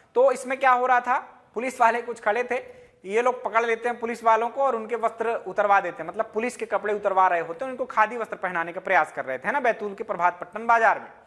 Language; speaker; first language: Hindi; native; Hindi